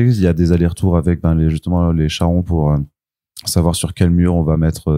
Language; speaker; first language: French; native; French